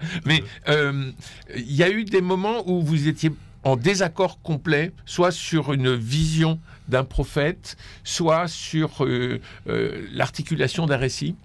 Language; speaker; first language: French; native; French